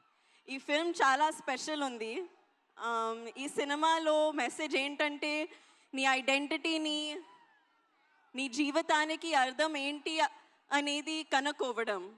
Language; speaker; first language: Telugu; non-native, learner; Hindi